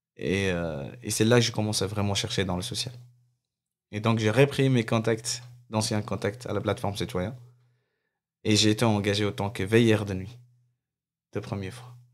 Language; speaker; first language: French; non-native, fluent; Arabic